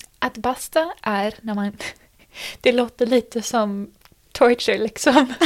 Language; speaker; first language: Swedish; non-native, fluent; English